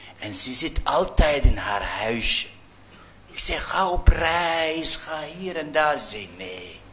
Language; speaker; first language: Dutch; non-native, fluent; Arabic